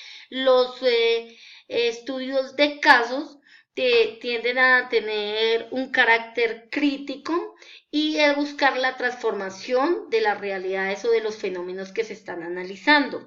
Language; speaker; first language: Spanish; native; Spanish